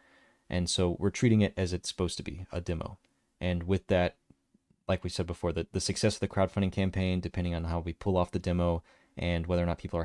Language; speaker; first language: English; native; English